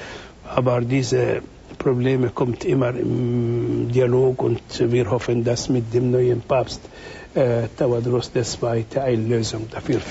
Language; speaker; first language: German; non-native, fluent; Arabic